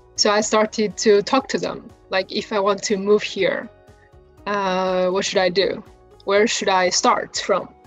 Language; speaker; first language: English; non-native, fluent; Chinese